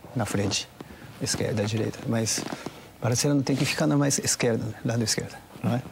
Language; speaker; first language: Portuguese; non-native, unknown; Japanese